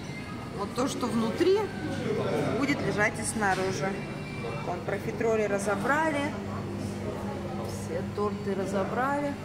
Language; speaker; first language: Russian; native; Russian